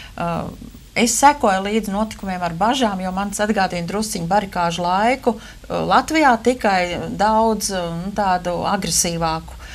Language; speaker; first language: Latvian; native; Latvian